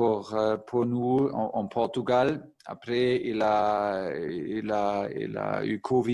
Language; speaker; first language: French; non-native, fluent; German